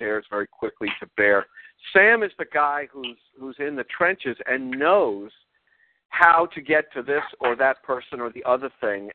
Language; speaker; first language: English; native; English